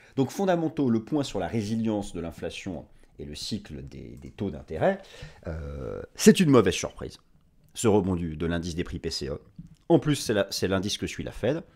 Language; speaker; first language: French; native; French